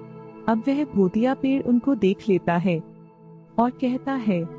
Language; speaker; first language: Hindi; native; Hindi